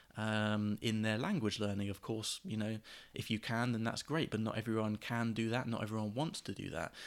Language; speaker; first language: English; native; English